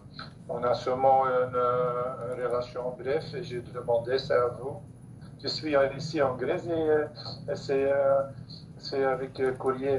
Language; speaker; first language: French; non-native, local second language; Dutch